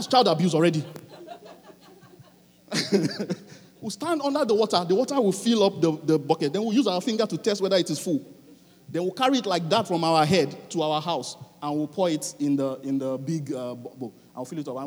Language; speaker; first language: English; non-native, local second language; Yoruba